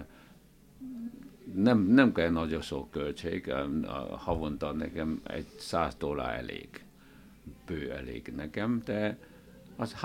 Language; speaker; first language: Hungarian; non-native, learner; Chinese